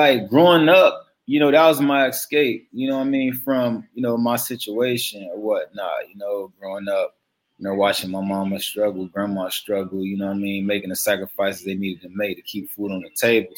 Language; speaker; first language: English; native; English